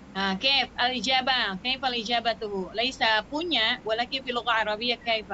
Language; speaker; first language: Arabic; non-native, learner; Indonesian